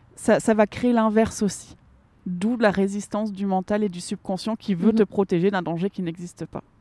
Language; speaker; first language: French; native; French